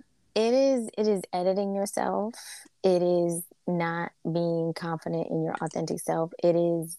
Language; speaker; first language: English; native; English